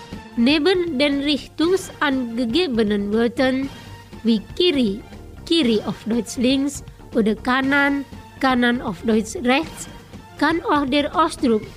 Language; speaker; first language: German; non-native, fluent; Indonesian